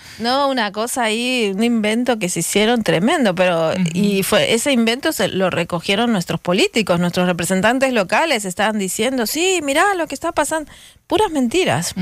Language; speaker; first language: Spanish; native; Spanish